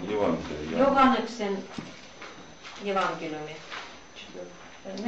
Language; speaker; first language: Finnish; non-native, learner; Russian